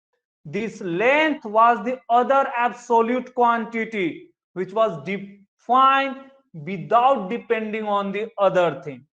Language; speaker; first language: English; non-native, local second language; Hindi